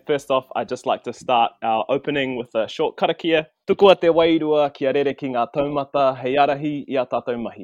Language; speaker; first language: English; native; English